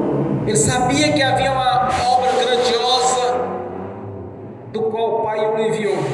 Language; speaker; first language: Portuguese; native; Portuguese